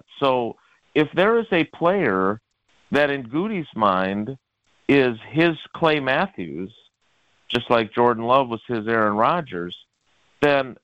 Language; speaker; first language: English; native; English